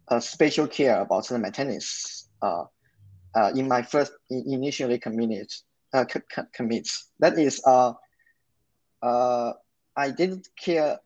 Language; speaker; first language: English; non-native, learner; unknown